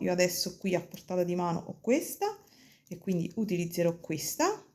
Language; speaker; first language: Italian; native; Italian